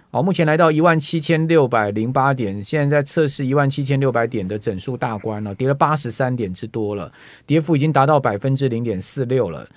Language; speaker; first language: Chinese; native; Chinese